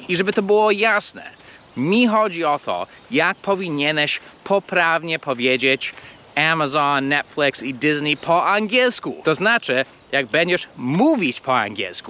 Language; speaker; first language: Polish; non-native, fluent; English